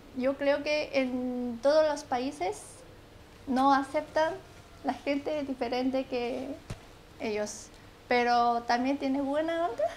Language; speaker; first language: Spanish; early bilingual, other home language; Chinese